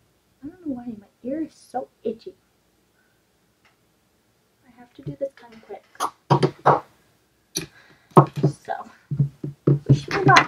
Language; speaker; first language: English; native; English